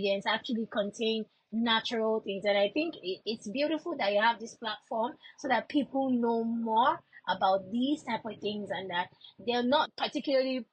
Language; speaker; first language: English; non-native, local second language; Yoruba